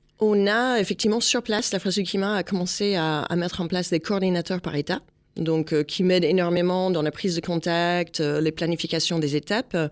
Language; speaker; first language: French; non-native, fluent; English